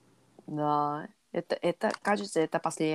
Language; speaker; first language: Russian; non-native, learner; Korean